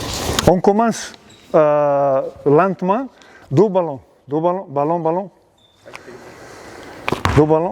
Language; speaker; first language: French; non-native, learner; Serbian